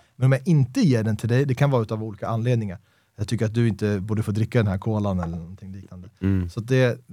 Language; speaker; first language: Swedish; native; Swedish